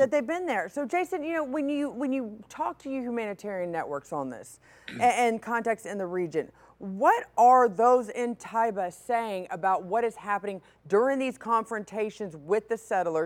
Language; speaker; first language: English; native; English